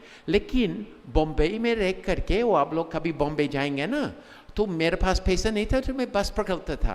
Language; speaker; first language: Hindi; non-native, fluent; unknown